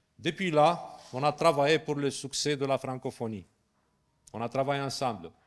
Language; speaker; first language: French; non-native, fluent; Romanian